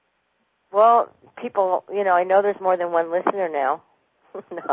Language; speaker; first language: English; native; English